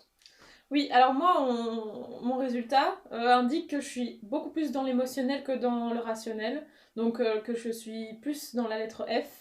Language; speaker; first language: French; native; French